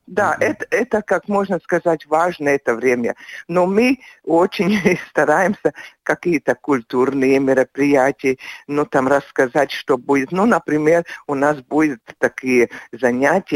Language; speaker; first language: Russian; non-native, local second language; Latvian